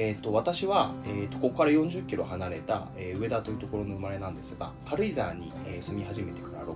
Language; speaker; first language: Japanese; native; Japanese